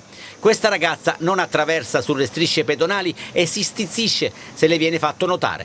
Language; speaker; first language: Italian; native; Italian